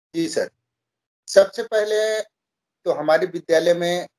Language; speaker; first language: Hindi; native; Hindi